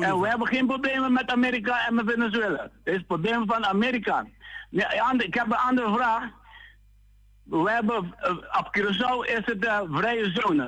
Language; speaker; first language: Dutch; non-native, local second language; Papiamento